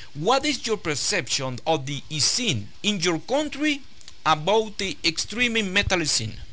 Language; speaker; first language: English; non-native, learner; Spanish